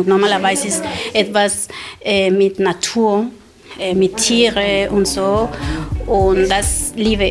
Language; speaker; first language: German; non-native, learner; Spanish